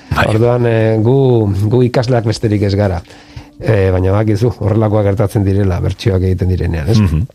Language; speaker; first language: Basque; native; Basque